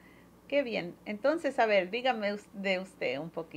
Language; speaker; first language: Spanish; early bilingual, heritage; Spanish